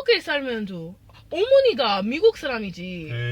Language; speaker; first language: Korean; non-native, learner; English